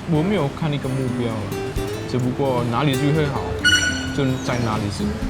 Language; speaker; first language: Chinese; non-native, fluent; Javanese